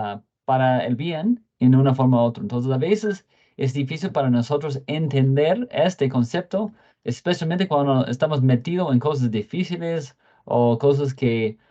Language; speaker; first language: Spanish; non-native, fluent; English